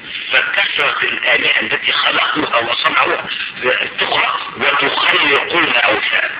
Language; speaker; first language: Arabic; native; Arabic